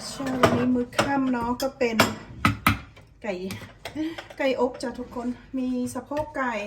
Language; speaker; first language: Thai; native; Thai